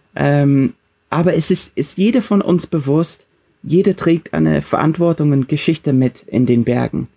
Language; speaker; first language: German; non-native, fluent; English